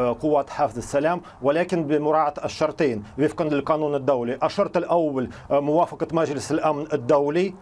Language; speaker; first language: Arabic; non-native, fluent; Russian